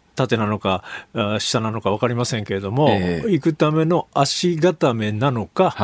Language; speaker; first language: Japanese; native; Japanese